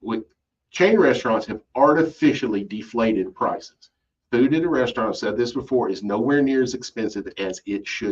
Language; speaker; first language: English; native; English